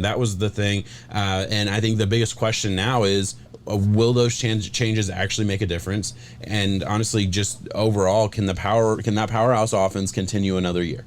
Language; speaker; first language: English; native; English